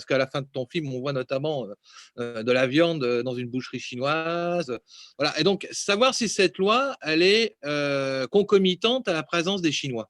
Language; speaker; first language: French; native; French